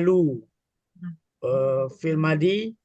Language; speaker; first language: Arabic; non-native, learner; Indonesian